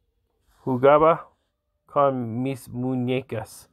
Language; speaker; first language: Spanish; non-native, learner; English